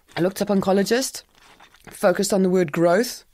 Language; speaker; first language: English; native; English